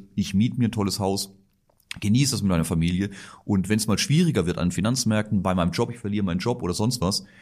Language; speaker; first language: German; native; German